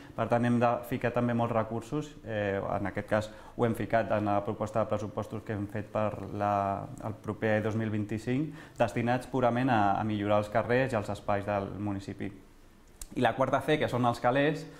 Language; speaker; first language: Catalan; non-native, local second language; Spanish